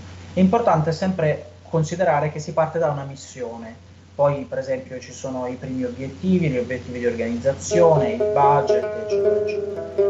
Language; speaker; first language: Italian; native; Italian